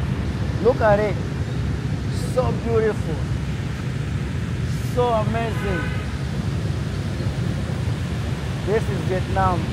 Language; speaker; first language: English; non-native, fluent; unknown